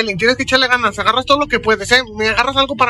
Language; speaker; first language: Spanish; native; Spanish